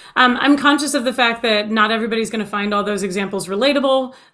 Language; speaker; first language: English; native; English